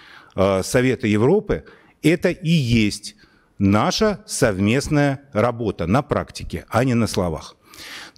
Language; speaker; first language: Russian; native; Russian